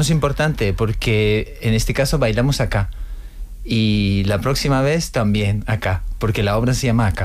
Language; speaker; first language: Spanish; non-native, fluent; Portuguese